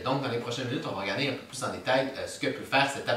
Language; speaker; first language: French; native; French